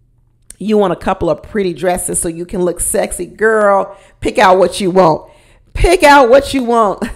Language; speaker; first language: English; native; English